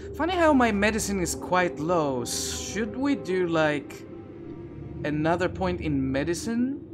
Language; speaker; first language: English; non-native, fluent; Greek